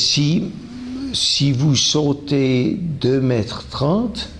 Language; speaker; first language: French; non-native, local second language; German